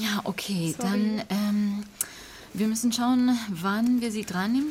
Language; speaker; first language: German; non-native, learner; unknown